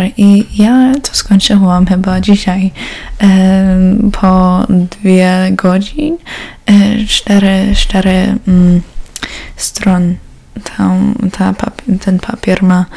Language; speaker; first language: Polish; early bilingual, heritage; Polish